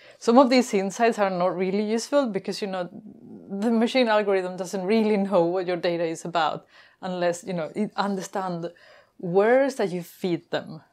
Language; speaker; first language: English; non-native, fluent; Spanish